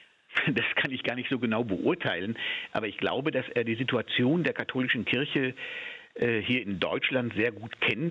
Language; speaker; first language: German; native; German